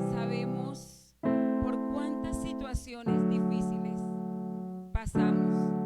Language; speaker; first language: Spanish; native; Spanish